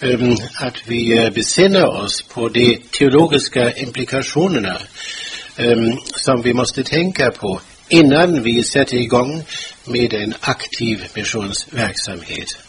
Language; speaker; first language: Swedish; non-native, fluent; German